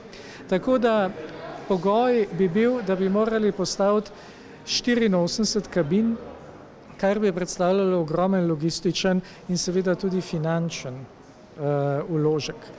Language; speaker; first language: Slovenian; native; Slovenian